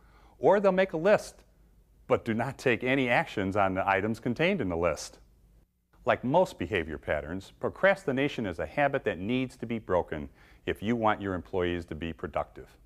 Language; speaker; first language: English; native; English